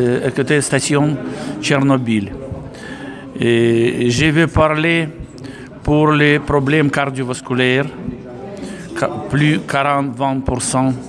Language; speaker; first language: French; non-native, learner; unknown